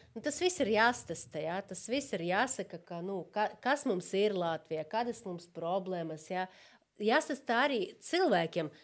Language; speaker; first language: Latvian; non-native, local second language; Russian